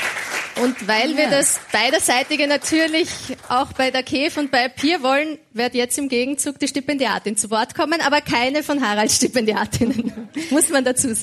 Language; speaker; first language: German; native; German